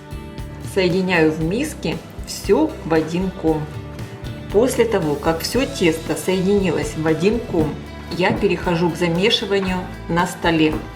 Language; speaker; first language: Russian; native; Russian